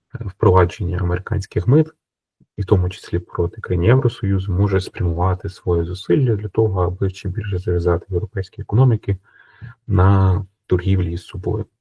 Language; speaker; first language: Ukrainian; native; Ukrainian